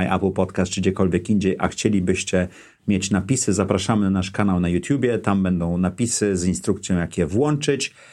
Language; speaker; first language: English; non-native, fluent; Polish